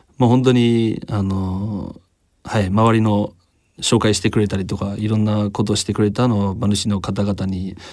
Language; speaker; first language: Japanese; non-native, fluent; English